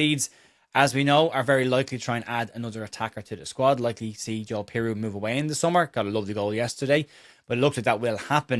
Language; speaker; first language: English; native; English